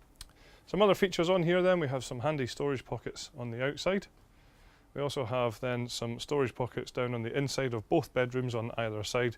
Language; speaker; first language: English; native; English